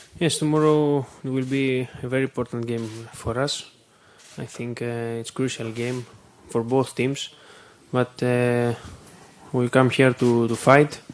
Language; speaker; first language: English; non-native, learner; Greek